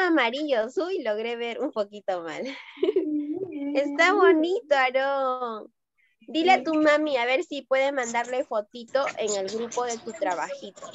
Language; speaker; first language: Spanish; native; Spanish